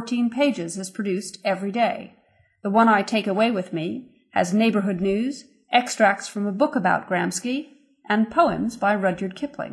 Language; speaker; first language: English; native; English